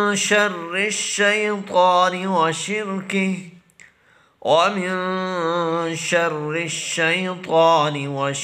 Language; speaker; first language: Urdu; native; Urdu